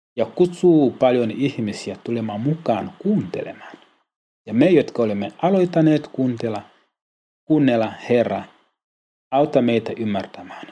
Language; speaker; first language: Finnish; non-native, learner; Swahili